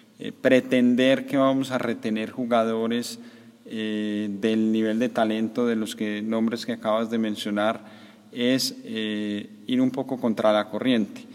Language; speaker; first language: Spanish; native; Spanish